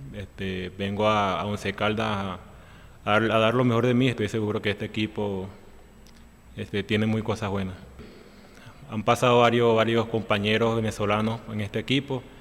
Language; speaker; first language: Spanish; native; Spanish